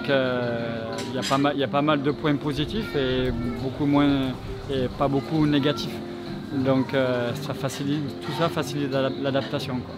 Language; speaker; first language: French; native; French